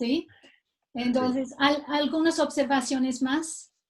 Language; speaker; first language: Spanish; non-native, fluent; English